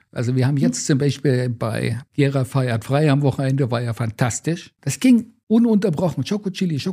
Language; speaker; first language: German; native; German